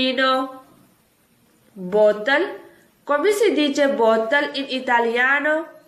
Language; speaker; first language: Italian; non-native, fluent; Urdu